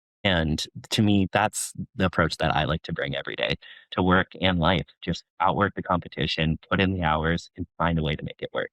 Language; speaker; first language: English; native; English